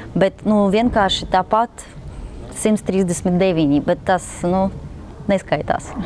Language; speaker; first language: Latvian; non-native, local second language; Russian